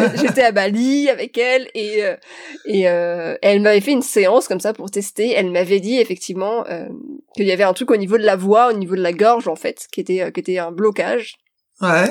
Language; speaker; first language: French; native; French